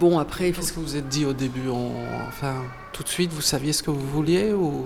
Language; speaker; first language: French; native; French